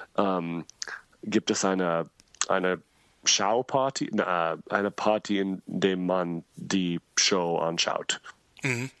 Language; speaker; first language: German; non-native, learner; English